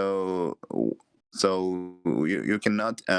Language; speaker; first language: English; non-native, learner; Japanese